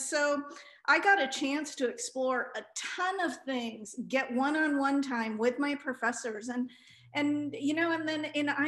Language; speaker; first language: English; non-native, local second language; Punjabi